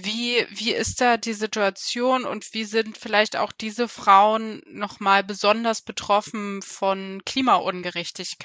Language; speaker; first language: German; native; German